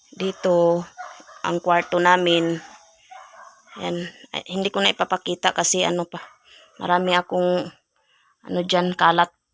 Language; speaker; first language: Filipino; non-native, local second language; Cebuano